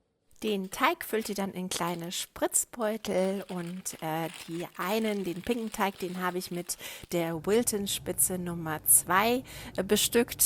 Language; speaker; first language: German; native; German